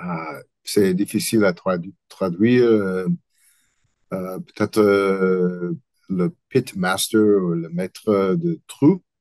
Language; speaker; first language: French; non-native, learner; English